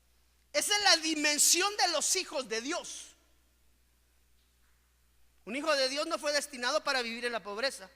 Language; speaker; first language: Spanish; native; Spanish